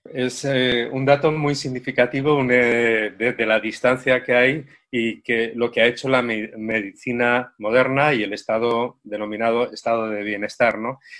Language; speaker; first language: Spanish; native; Spanish